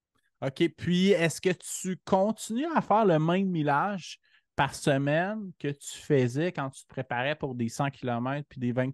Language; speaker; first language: French; native; French